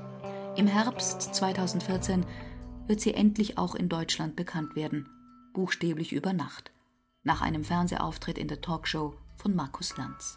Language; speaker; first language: German; native; German